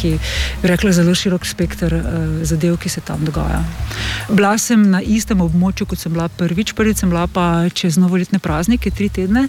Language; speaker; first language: Slovenian; native; Slovenian